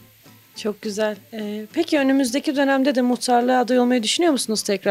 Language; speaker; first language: Turkish; native; Turkish